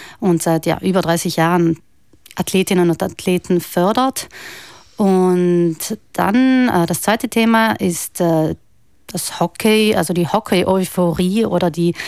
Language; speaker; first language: German; native; German